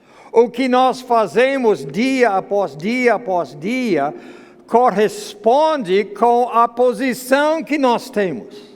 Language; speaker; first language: Portuguese; non-native, fluent; English